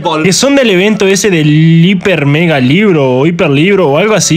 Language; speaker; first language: Spanish; native; Spanish